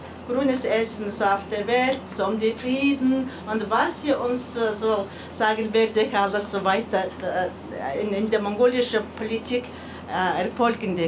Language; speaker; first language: German; non-native, fluent; Mongolian